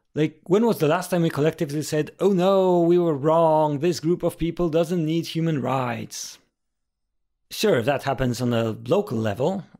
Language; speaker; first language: English; non-native, fluent; Polish